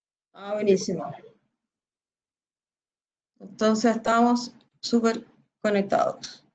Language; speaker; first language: Spanish; native; Spanish